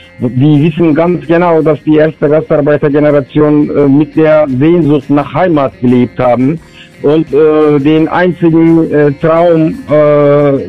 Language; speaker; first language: German; early bilingual, other home language; Turkish